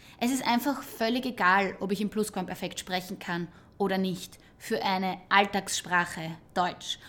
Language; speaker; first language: German; native; German